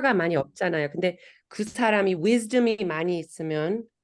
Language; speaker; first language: Korean; early bilingual, heritage; Korean